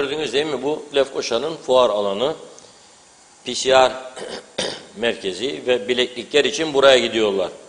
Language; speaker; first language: Turkish; native; Turkish